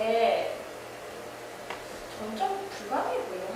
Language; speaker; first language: Korean; native; Korean